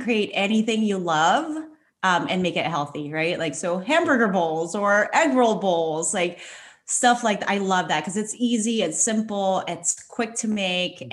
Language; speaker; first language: English; non-native, local second language; Filipino